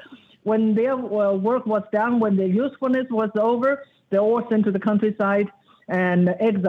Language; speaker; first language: English; non-native, fluent; Chinese